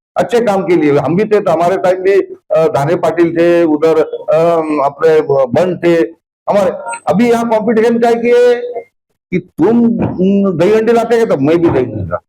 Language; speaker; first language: Hindi; non-native, local second language; Marathi